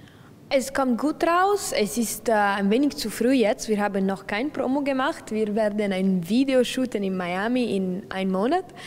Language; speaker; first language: German; non-native, local second language; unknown